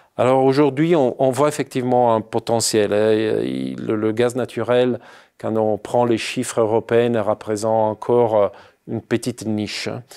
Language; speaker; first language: French; non-native, fluent; Italian